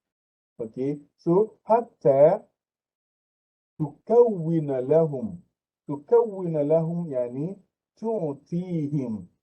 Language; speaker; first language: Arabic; non-native, fluent; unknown